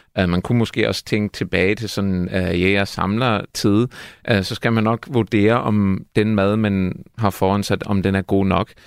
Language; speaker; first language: Danish; non-native, fluent; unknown